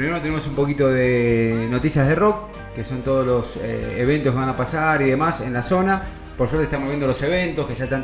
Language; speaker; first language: Spanish; native; Spanish